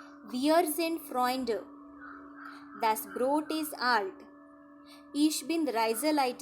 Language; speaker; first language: German; non-native, fluent; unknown